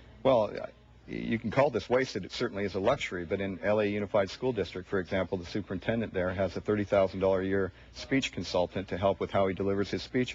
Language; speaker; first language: English; native; English